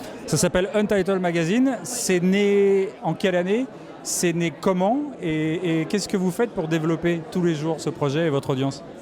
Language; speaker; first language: French; native; French